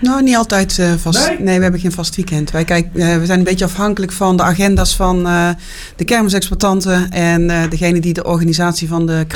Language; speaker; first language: Dutch; native; Dutch